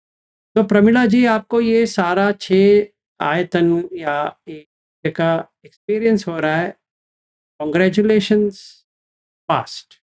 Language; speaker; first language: Hindi; native; Hindi